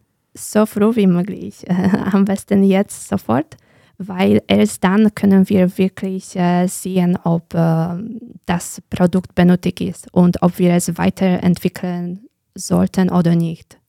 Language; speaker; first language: German; non-native, fluent; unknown